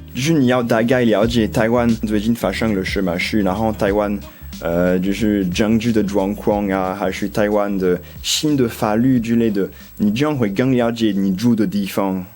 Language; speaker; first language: Chinese; non-native, fluent; French